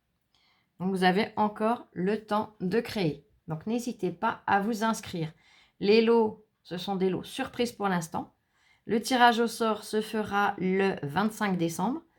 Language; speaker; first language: French; native; French